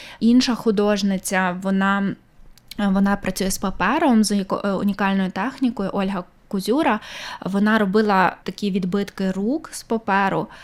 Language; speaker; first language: Ukrainian; native; Ukrainian